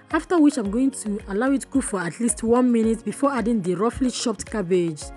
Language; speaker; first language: English; non-native, local second language; Igbo